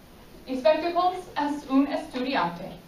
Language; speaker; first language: Spanish; non-native, fluent; English